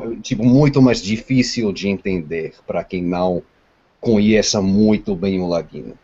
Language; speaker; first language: Portuguese; non-native, fluent; English